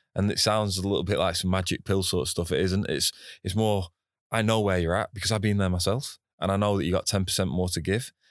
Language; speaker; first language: English; native; English